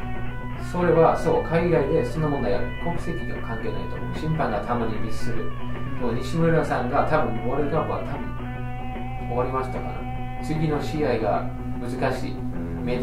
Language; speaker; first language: Japanese; non-native, fluent; English